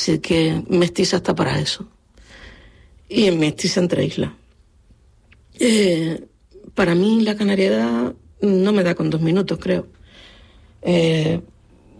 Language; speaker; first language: Spanish; native; Spanish